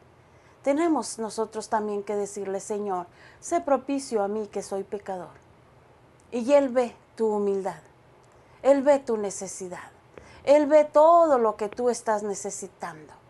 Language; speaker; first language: Spanish; native; Spanish